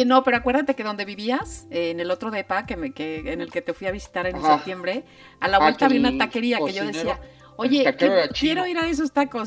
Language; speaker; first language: Spanish; native; Spanish